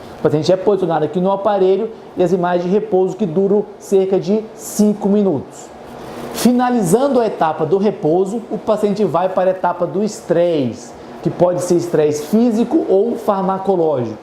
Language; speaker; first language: Portuguese; native; Portuguese